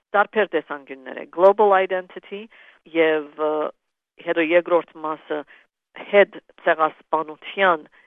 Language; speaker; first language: Armenian; early bilingual, heritage; Armenian